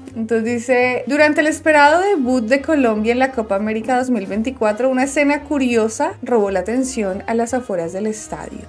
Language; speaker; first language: Spanish; native; Spanish